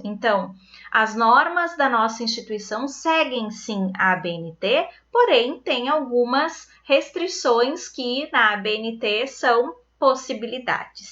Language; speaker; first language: Portuguese; native; Portuguese